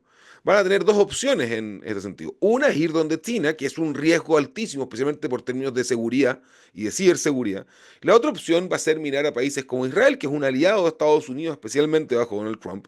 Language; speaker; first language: Spanish; native; Spanish